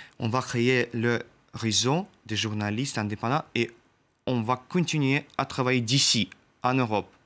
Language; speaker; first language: French; non-native, learner; Russian